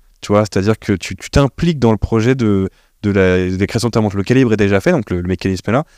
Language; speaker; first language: French; native; French